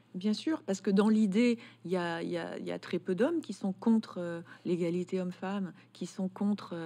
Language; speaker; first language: French; native; French